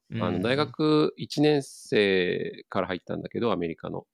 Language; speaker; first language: Japanese; early bilingual, other home language; Turkish